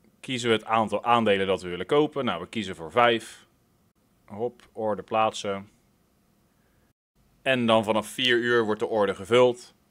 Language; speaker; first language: Dutch; native; Dutch